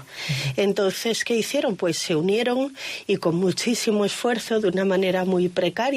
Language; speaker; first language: Spanish; native; Spanish